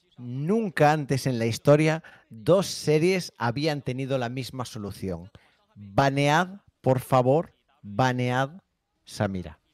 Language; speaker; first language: Spanish; native; Spanish